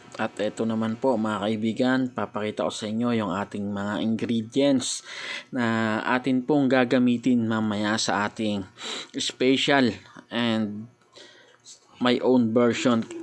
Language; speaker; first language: Filipino; non-native, local second language; Iloko